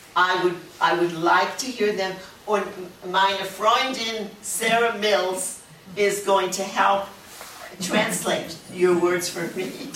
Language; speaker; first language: English; early bilingual, other home language; German